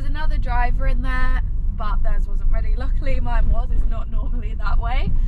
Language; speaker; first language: English; native; English